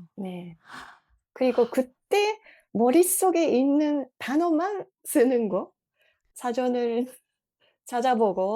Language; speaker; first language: Korean; non-native, fluent; Japanese